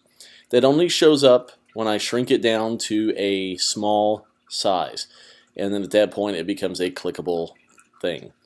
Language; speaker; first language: English; native; English